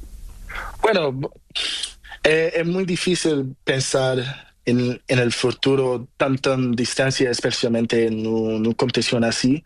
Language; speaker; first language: Spanish; non-native, learner; Portuguese